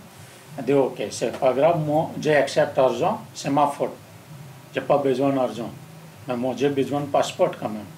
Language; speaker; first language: French; non-native, learner; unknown